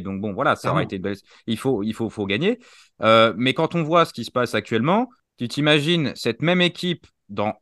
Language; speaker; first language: French; native; French